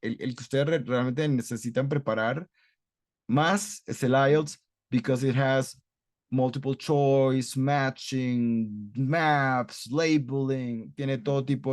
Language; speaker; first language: Spanish; non-native, fluent; English